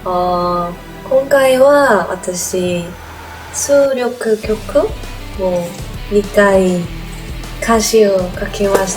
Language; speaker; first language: Japanese; non-native, learner; Korean